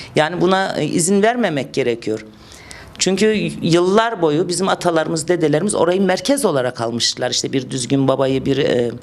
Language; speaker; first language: Turkish; native; Turkish